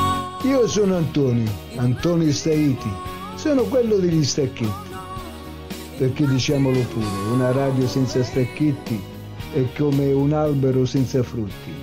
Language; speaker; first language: Italian; native; Italian